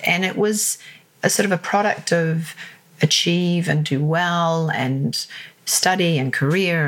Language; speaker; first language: English; native; English